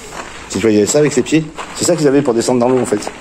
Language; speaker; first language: French; native; French